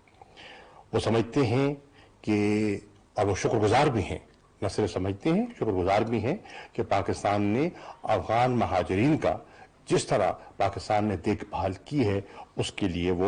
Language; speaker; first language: Urdu; native; Urdu